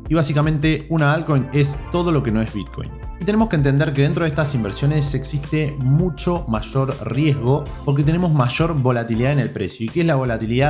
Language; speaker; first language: Spanish; native; Spanish